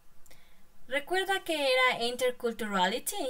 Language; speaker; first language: Spanish; non-native, fluent; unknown